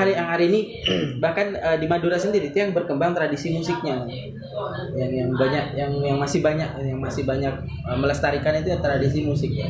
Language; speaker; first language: Indonesian; non-native, local second language; Madurese